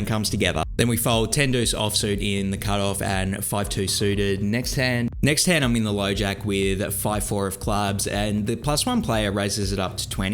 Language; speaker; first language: English; native; English